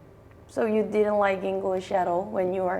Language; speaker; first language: English; non-native, fluent; Korean